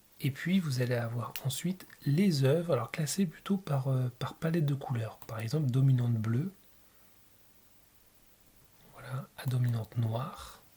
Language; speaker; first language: French; native; French